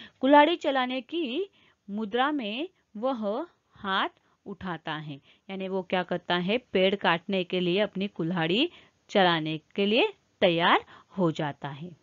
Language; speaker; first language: Hindi; non-native, local second language; Marathi